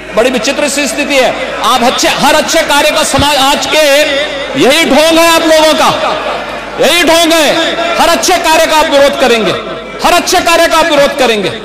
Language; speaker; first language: Hindi; native; Hindi